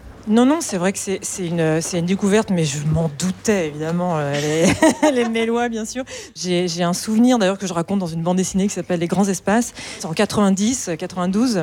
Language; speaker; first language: French; native; French